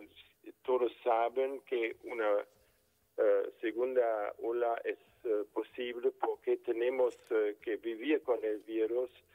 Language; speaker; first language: Spanish; non-native, fluent; German